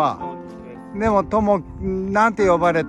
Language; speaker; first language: Japanese; native; Japanese